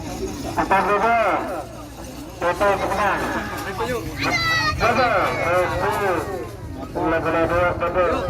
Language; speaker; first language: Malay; non-native, local second language; Madurese